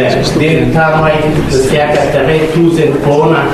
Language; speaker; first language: Danish; non-native, learner; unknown